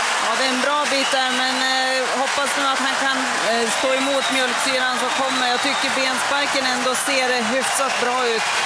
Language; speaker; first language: Swedish; native; Swedish